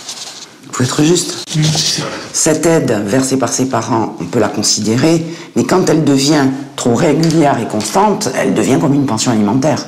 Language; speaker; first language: French; native; French